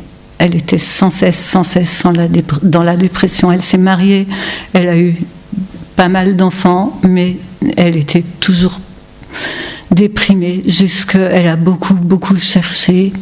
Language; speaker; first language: French; native; French